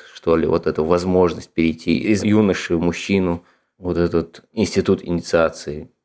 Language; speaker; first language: Russian; non-native, local second language; Ingush